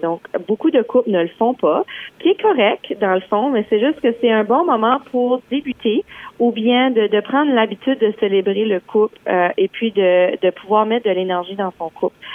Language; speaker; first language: French; native; French